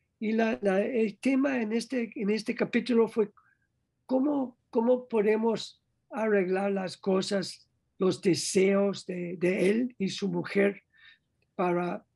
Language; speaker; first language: Spanish; non-native, learner; English